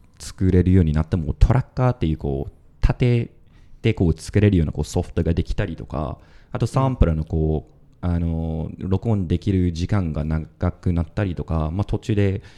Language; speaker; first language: Japanese; non-native, fluent; English